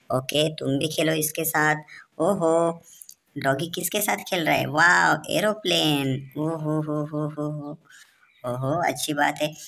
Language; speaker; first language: Hindi; native; Hindi